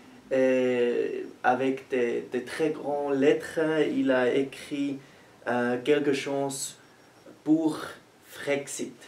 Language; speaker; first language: French; non-native, learner; German